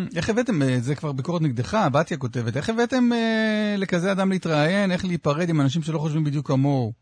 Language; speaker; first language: Hebrew; native; Hebrew